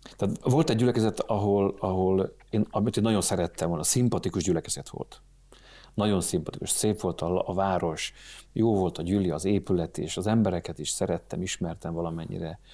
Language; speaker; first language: Hungarian; native; Hungarian